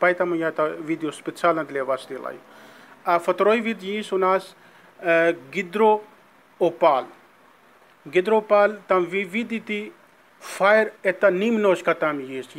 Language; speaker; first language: Russian; non-native, learner; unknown